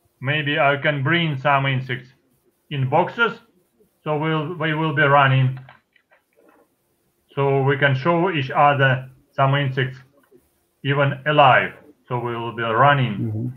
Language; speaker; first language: English; non-native, fluent; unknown